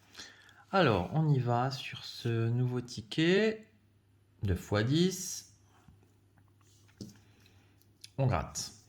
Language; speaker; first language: French; native; French